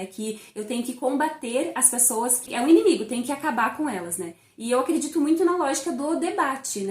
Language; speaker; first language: Portuguese; native; Portuguese